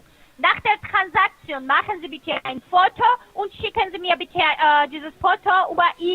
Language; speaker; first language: German; non-native, fluent; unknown